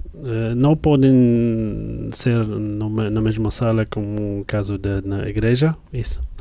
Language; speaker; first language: Portuguese; non-native, fluent; Arabic